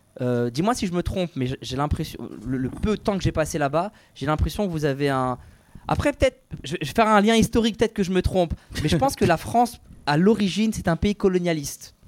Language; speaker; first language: French; native; French